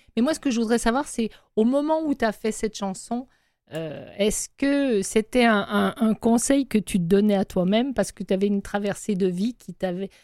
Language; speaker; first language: French; native; French